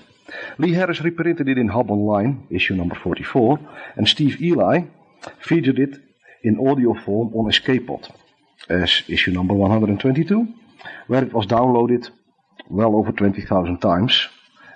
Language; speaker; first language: English; non-native, fluent; Dutch